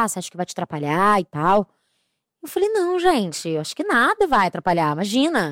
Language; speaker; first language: Portuguese; native; Portuguese